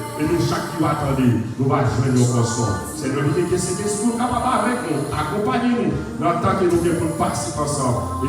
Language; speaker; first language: French; non-native, local second language; Haitian Creole